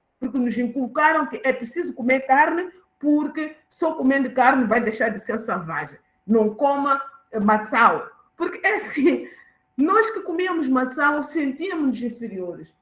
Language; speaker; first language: Portuguese; non-native, local second language; Tsonga